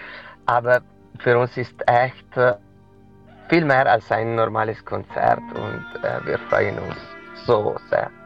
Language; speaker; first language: German; non-native, local second language; Italian